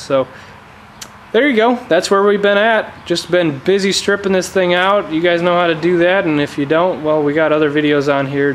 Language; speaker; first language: English; native; English